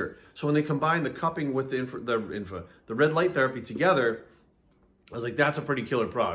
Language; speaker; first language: English; native; English